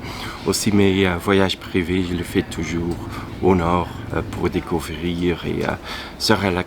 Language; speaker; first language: French; non-native, fluent; Swedish